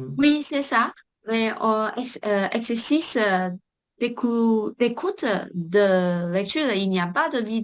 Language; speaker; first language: French; non-native, fluent; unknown